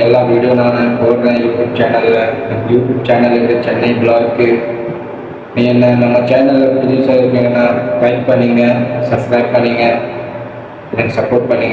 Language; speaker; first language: Tamil; non-native, local second language; Hindi